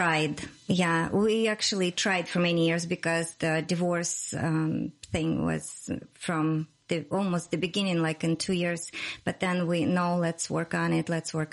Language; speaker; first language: English; non-native, fluent; Russian